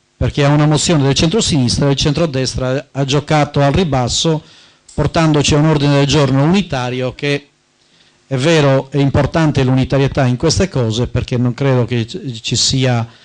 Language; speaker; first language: Italian; native; Italian